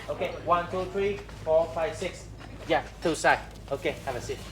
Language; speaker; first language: English; non-native, learner; Vietnamese